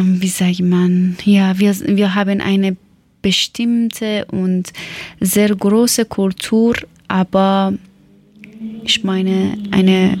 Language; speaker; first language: German; non-native, learner; Persian